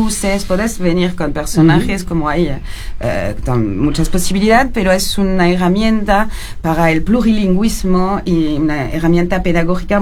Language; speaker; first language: Spanish; non-native, fluent; French